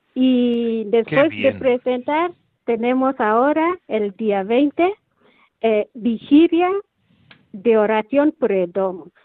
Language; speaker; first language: Spanish; non-native, learner; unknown